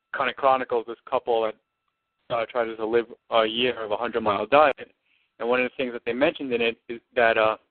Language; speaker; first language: English; native; English